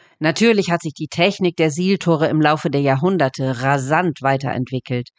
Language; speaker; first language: German; native; German